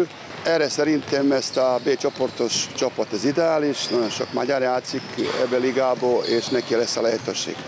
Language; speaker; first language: Hungarian; non-native, learner; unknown